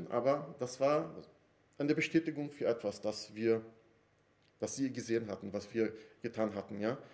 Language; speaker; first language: German; non-native, fluent; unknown